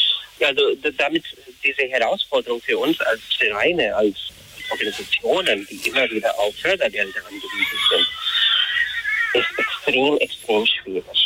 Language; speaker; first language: German; non-native, fluent; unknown